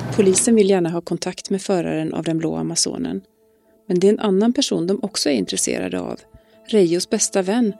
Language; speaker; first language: Swedish; native; Swedish